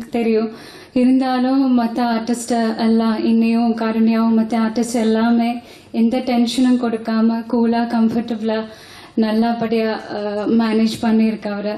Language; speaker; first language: Tamil; non-native, local second language; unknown